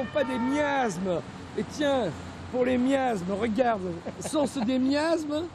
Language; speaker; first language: French; native; French